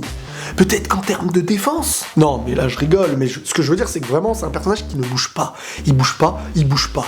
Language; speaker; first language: French; native; French